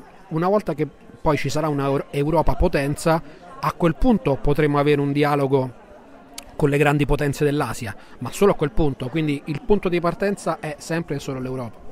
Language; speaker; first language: Italian; native; Italian